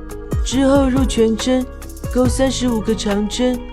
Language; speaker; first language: Chinese; native; Chinese